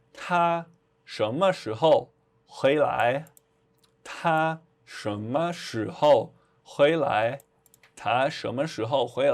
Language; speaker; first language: Chinese; non-native, fluent; Portuguese